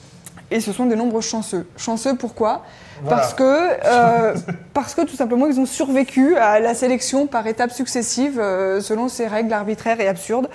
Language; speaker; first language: French; native; French